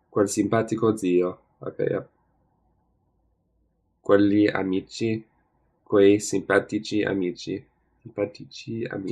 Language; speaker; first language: Italian; non-native, learner; English